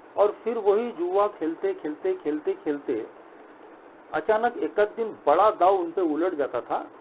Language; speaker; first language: Hindi; non-native, local second language; Marathi